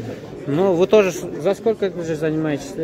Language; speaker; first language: Russian; non-native, local second language; Kyrgyz